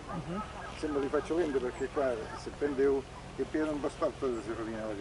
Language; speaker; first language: Italian; native; Italian